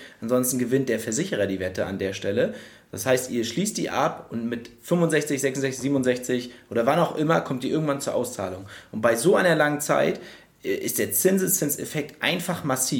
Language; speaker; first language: German; native; German